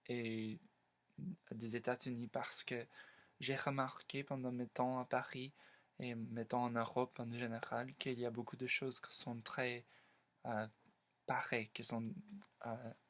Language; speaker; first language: French; non-native, learner; English